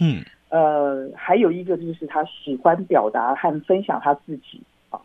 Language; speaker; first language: Chinese; native; Chinese